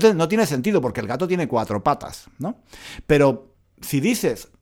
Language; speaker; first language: Spanish; native; Spanish